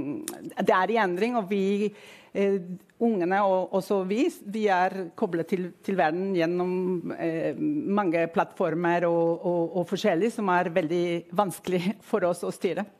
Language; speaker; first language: Norwegian; non-native, fluent; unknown